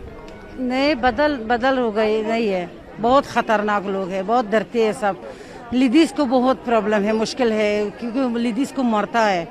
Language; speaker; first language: Hindi; non-native, learner; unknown